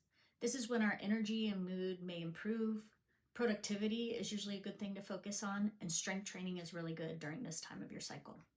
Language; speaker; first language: English; native; English